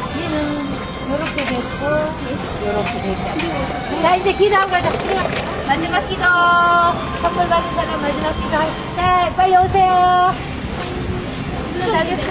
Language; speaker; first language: Korean; native; Korean